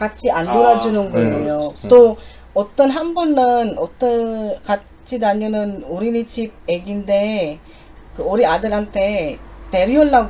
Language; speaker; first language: Korean; non-native, learner; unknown